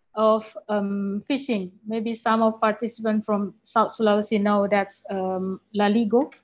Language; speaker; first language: English; non-native, fluent; Indonesian